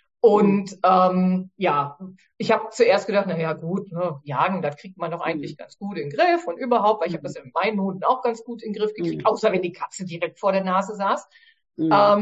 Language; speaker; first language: German; native; German